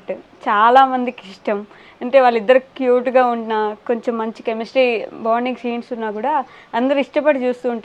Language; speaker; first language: Telugu; native; Telugu